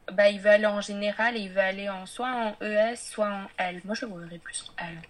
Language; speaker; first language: French; early bilingual, other home language; Polish